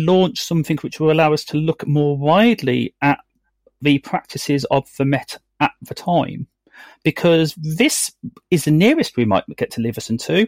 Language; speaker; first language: English; native; English